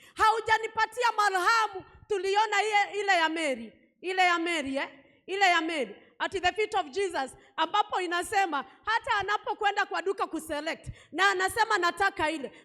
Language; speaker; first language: Swahili; non-native, local second language; Kikuyu